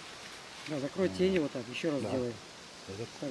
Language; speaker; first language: Russian; native; Russian